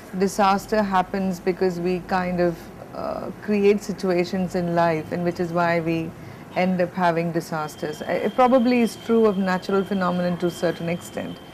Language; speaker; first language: English; non-native, local second language; Malayalam